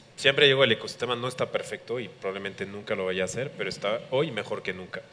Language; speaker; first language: Spanish; non-native, fluent; French